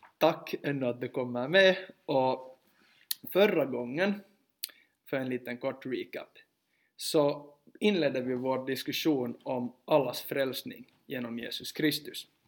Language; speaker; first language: Swedish; native; Swedish